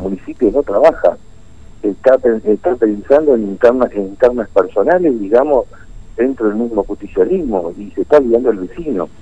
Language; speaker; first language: Spanish; native; Spanish